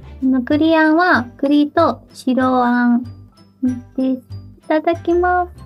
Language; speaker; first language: Japanese; non-native, fluent; Chinese